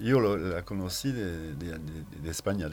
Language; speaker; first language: Spanish; non-native, fluent; French